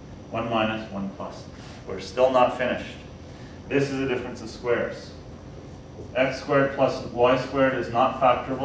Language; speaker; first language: English; native; English